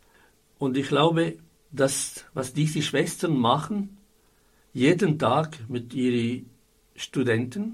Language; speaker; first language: German; non-native, fluent; Arabic